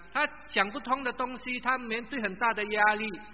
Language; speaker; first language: Chinese; non-native, local second language; Min Nan Chinese